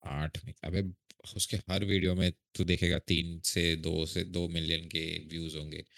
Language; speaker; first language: Hindi; non-native, local second language; Marathi